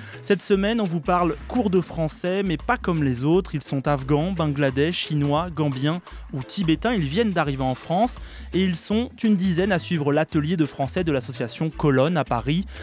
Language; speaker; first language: French; native; French